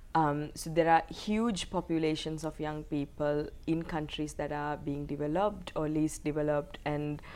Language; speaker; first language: English; non-native, local second language; Sinhala